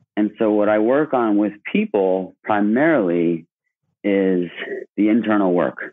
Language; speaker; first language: English; native; English